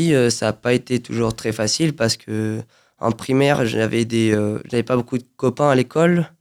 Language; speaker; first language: French; native; French